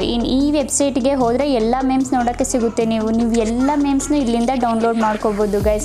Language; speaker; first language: Kannada; native; Kannada